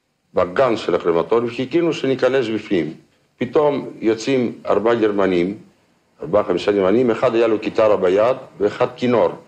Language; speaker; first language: Hebrew; non-native, fluent; Ladino